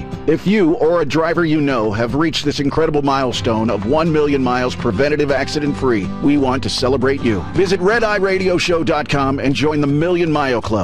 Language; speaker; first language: English; native; English